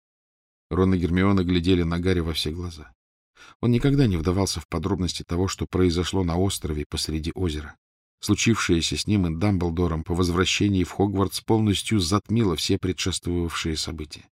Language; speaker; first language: Russian; native; Russian